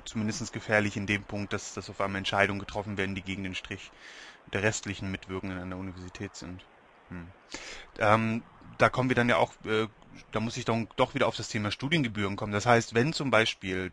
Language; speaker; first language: German; native; German